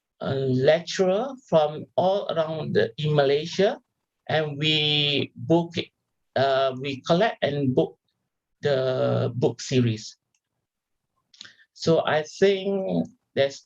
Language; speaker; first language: English; non-native, local second language; Malay